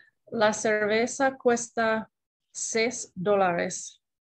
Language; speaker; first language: Spanish; non-native, learner; English